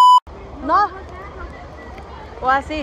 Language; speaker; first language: Spanish; early bilingual, other home language; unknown